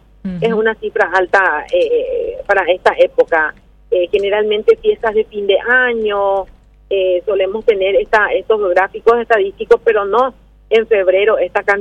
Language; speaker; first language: Spanish; native; Spanish